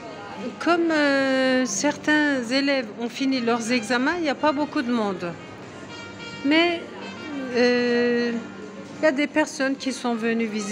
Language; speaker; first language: French; non-native, fluent; Turkish